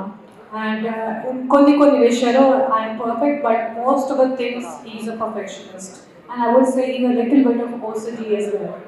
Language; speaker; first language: Telugu; non-native, local second language; Hindi